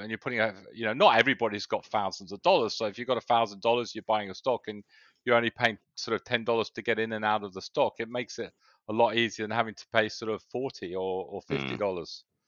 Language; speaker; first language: English; native; English